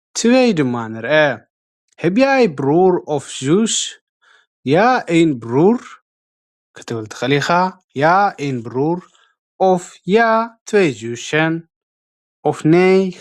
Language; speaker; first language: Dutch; non-native, learner; Tigrinya